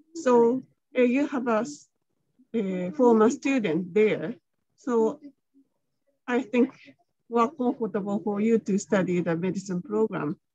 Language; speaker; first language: English; non-native, learner; Japanese